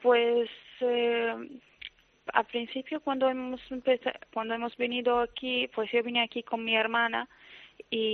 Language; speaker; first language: Spanish; non-native, fluent; Arabic